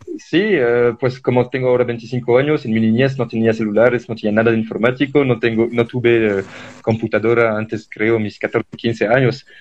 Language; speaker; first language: Spanish; non-native, fluent; French